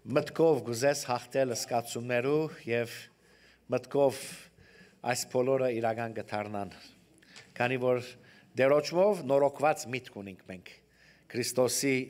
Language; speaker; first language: Armenian; early bilingual, heritage; Armenian